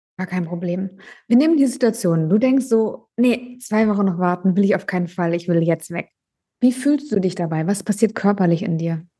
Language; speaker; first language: German; native; German